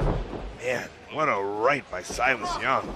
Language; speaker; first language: English; native; English